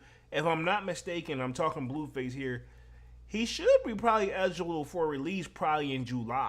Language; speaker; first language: English; native; English